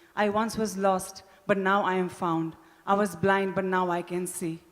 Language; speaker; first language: English; non-native, local second language; Hindi